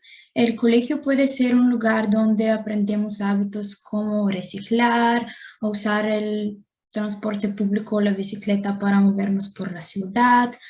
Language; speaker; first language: Spanish; non-native, fluent; Bulgarian